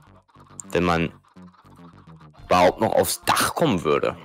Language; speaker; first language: German; native; German